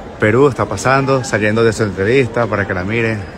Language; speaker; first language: Spanish; native; Spanish